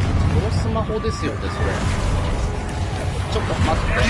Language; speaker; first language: Japanese; native; Japanese